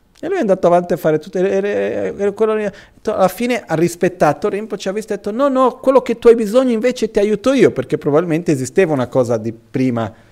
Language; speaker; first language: Italian; non-native, fluent; Portuguese